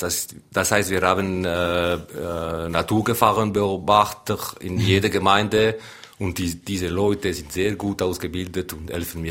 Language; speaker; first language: German; non-native, local second language; French